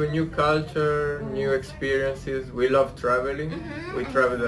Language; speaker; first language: English; non-native, learner; Italian